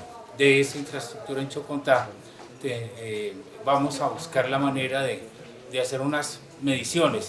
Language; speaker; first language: Spanish; native; Spanish